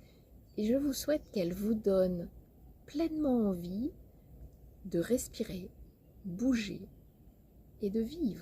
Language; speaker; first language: French; native; French